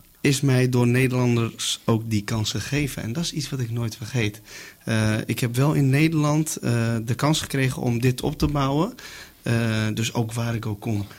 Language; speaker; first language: Dutch; early bilingual, other home language; Kurdish